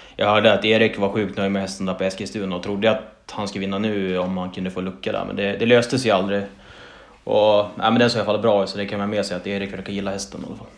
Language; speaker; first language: Swedish; native; Swedish